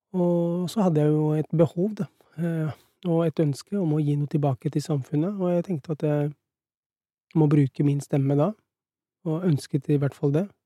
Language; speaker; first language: Norwegian; early bilingual, other home language; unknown